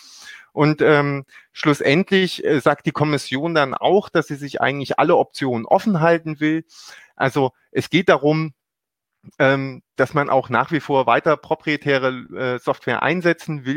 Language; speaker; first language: German; native; German